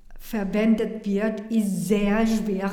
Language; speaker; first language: German; non-native, learner; Spanish